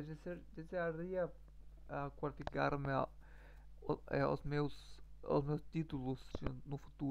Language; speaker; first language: Portuguese; non-native, learner; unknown